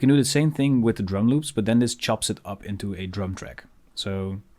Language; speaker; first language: English; non-native, fluent; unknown